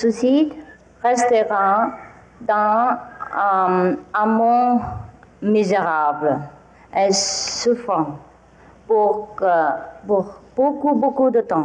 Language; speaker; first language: French; non-native, fluent; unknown